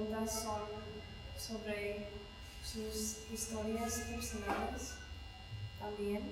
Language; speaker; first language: Spanish; non-native, fluent; English